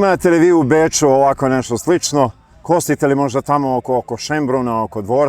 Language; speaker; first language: Bosnian; native; Bosnian